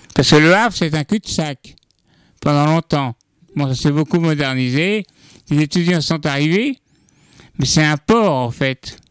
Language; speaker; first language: French; native; French